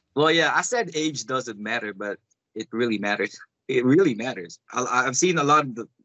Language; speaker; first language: English; non-native, local second language; Cebuano